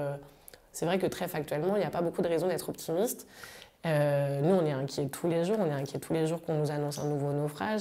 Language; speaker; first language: French; native; French